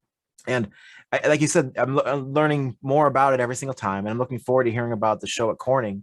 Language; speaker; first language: English; native; English